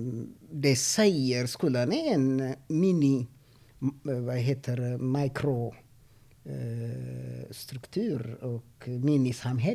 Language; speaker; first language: Swedish; non-native, fluent; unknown